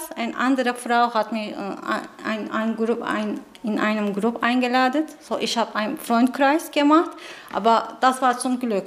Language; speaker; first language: German; non-native, learner; Turkish